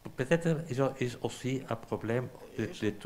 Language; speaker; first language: French; non-native, learner; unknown